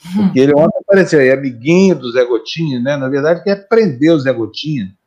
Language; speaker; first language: Portuguese; native; Portuguese